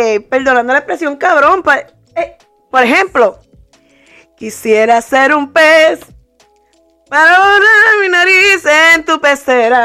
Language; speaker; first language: Spanish; early bilingual, heritage; Spanish